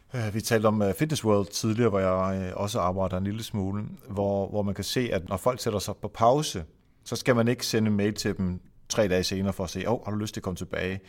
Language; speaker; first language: Danish; non-native, fluent; Dutch